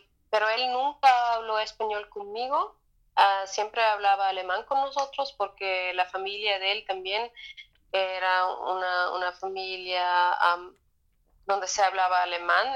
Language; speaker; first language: Spanish; non-native, fluent; German